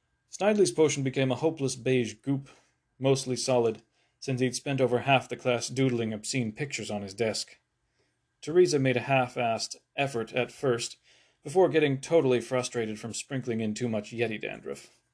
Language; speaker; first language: English; native; English